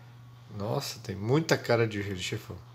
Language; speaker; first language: Portuguese; native; Portuguese